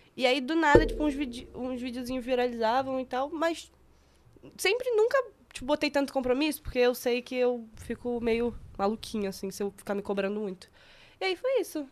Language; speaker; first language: Portuguese; native; Portuguese